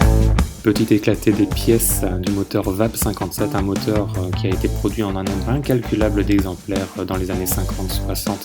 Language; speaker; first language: French; native; French